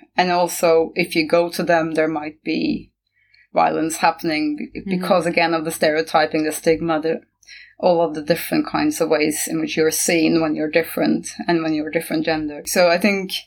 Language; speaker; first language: English; non-native, fluent; Norwegian